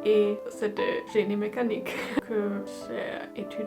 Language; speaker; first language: French; non-native, learner; German